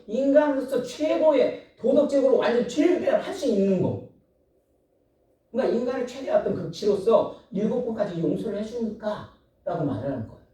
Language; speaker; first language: Korean; native; Korean